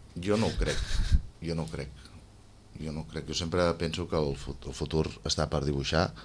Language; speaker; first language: Catalan; native; Catalan